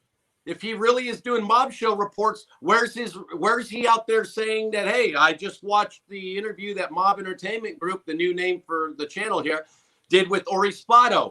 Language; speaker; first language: English; native; English